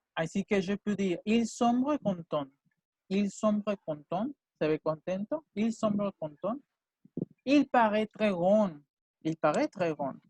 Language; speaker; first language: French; non-native, fluent; Spanish